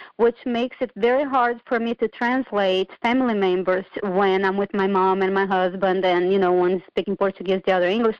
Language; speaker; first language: English; non-native, fluent; Portuguese